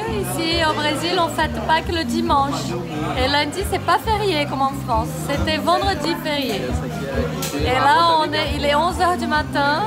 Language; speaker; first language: French; non-native, fluent; Portuguese